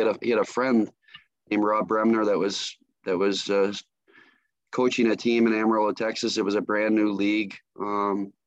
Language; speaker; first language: English; native; English